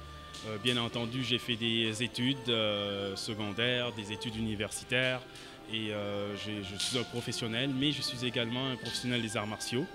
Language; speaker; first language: French; non-native, local second language; Wolof